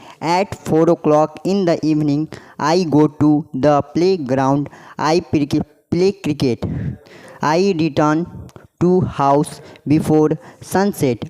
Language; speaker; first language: English; non-native, learner; Hindi